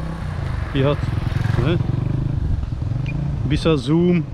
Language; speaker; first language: Indonesian; non-native, learner; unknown